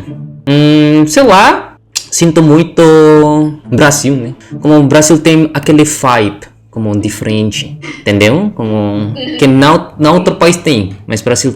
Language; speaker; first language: Portuguese; early bilingual, heritage; Indonesian